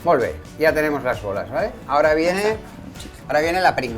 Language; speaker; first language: Spanish; native; Spanish